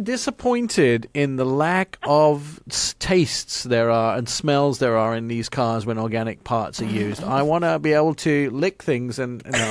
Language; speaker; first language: English; native; English